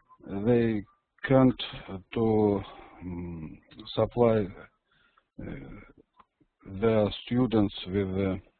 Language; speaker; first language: English; non-native, learner; Russian